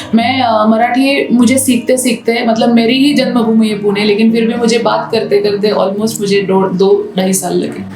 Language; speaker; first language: Hindi; native; Hindi